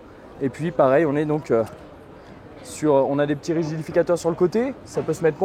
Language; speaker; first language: French; native; French